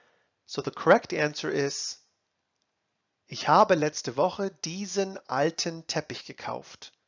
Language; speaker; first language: German; non-native, fluent; English